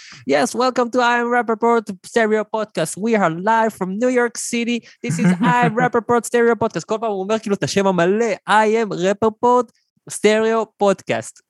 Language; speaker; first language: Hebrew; native; Hebrew